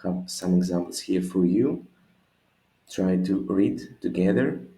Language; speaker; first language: English; non-native, fluent; Greek